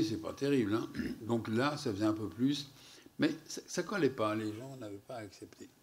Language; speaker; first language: French; native; French